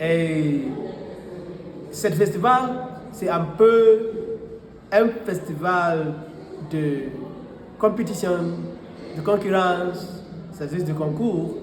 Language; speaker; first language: French; non-native, fluent; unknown